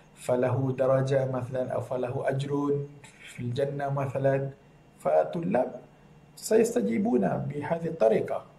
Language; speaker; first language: Arabic; non-native, fluent; Malay